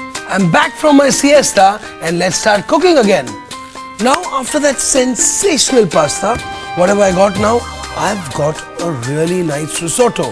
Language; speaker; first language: English; non-native, local second language; Hindi